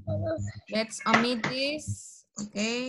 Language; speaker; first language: English; non-native, fluent; Spanish